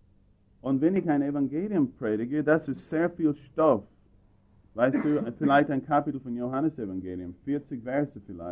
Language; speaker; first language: German; non-native, fluent; English